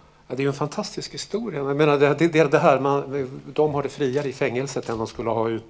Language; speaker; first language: Swedish; native; Swedish